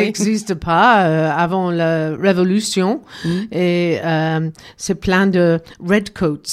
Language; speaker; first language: French; non-native, learner; English